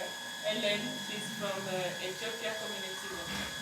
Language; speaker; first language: English; non-native, learner; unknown